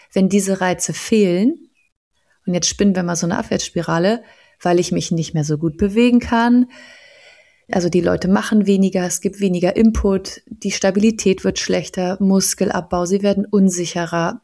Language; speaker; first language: German; native; German